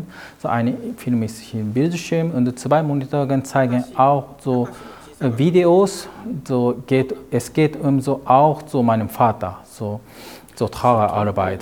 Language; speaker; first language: German; non-native, learner; Japanese